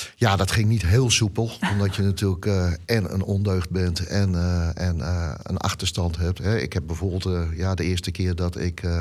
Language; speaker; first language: Dutch; native; Dutch